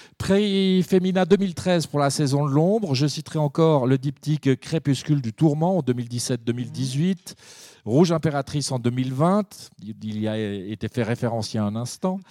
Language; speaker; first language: French; native; French